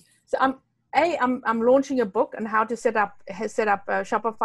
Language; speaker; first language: English; non-native, local second language; Afrikaans